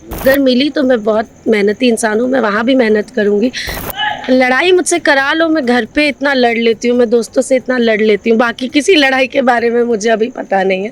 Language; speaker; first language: Hindi; non-native, local second language; Bhojpuri